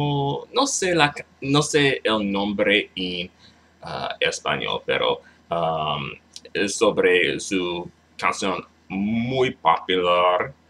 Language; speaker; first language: Spanish; non-native, learner; English